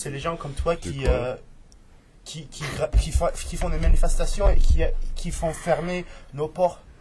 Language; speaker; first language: French; non-native, learner; English